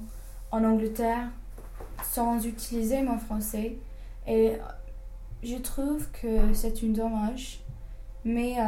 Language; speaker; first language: French; non-native, fluent; English